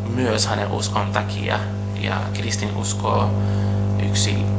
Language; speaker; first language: Finnish; non-native, fluent; Portuguese